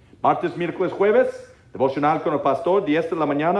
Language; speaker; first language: Spanish; non-native, learner; English